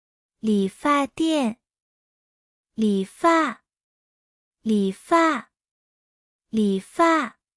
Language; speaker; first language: Chinese; native; Chinese